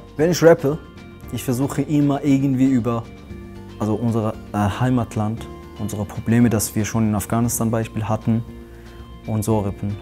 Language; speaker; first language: German; non-native, learner; Pashto